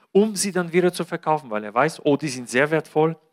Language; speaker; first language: German; non-native, fluent; Bulgarian